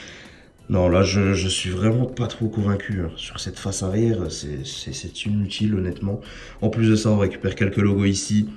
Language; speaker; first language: French; native; French